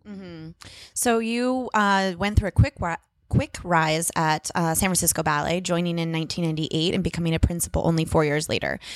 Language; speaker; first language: English; native; English